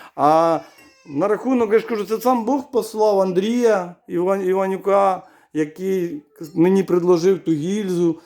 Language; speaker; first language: Ukrainian; native; Ukrainian